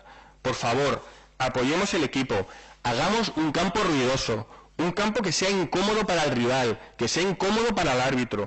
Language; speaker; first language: Spanish; native; Spanish